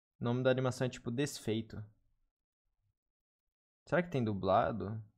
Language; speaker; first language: Portuguese; native; Portuguese